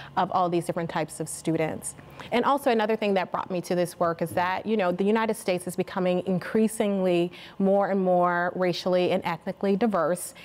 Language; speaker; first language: English; native; English